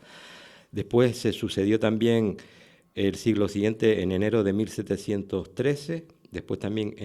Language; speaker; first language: Spanish; native; Spanish